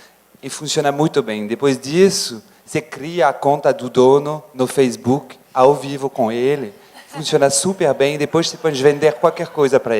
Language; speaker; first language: Portuguese; non-native, fluent; French